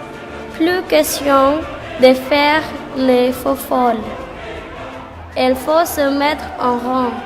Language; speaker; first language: French; non-native, learner; Khmer